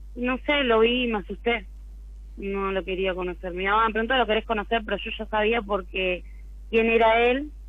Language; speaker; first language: Spanish; native; Spanish